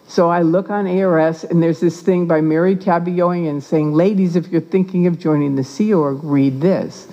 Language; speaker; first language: English; native; English